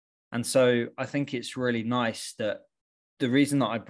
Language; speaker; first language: English; native; English